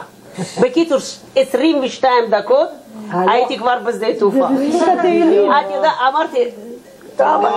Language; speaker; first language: Hebrew; non-native, fluent; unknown